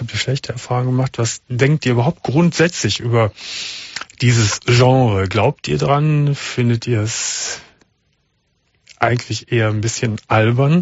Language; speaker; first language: German; native; German